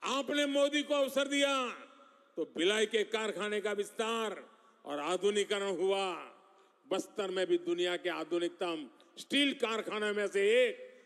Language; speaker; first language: Hindi; non-native, local second language; Gujarati